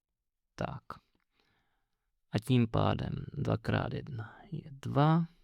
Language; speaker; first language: Czech; native; Czech